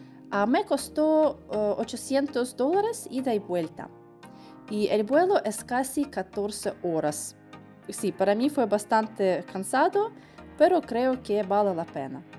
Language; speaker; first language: Spanish; non-native, fluent; Russian